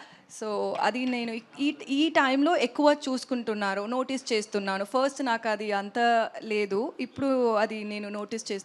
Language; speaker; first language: Telugu; non-native, learner; Tamil